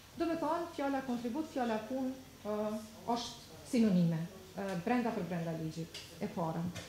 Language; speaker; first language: Albanian; native; Albanian